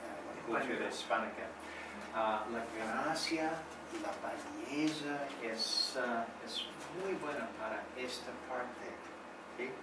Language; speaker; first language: Spanish; non-native, learner; English